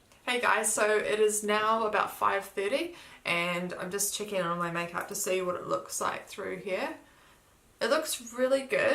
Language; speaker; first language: English; native; English